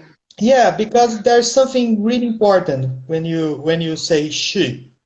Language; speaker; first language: English; non-native, fluent; Portuguese